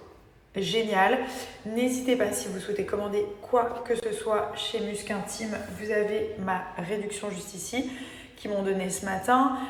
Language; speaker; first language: French; native; French